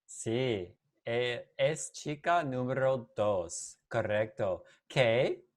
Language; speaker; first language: Spanish; non-native, fluent; English